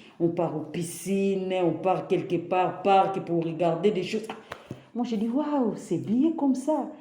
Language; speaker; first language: French; non-native, local second language; Lingala